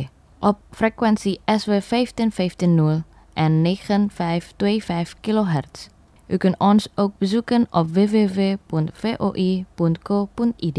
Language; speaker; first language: Dutch; non-native, fluent; Indonesian